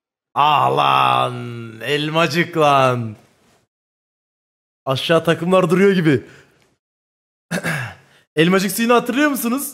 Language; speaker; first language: Turkish; native; Turkish